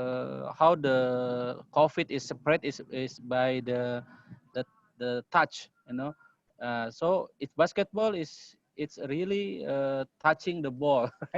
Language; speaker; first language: English; non-native, learner; Indonesian